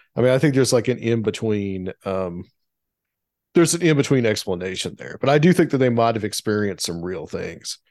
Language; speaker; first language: English; native; English